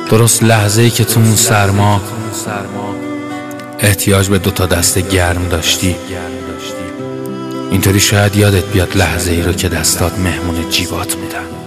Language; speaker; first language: Persian; native; Persian